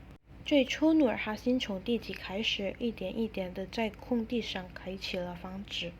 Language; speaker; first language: Chinese; non-native, learner; Indonesian